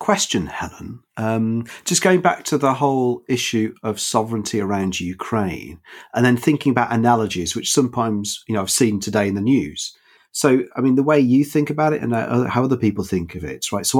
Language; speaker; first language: English; native; English